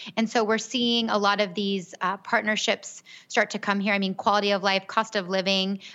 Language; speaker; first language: English; native; English